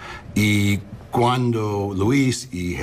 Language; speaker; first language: Spanish; early bilingual, heritage; English